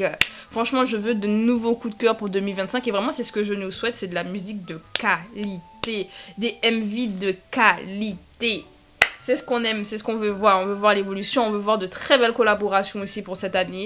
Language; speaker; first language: French; native; French